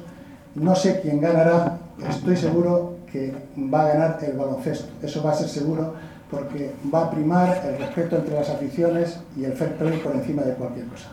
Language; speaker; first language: Spanish; native; Spanish